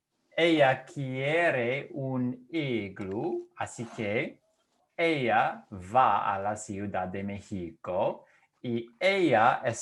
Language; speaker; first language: Spanish; non-native, fluent; English